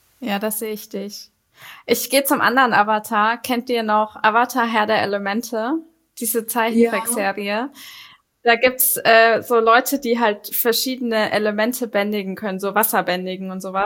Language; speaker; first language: German; native; German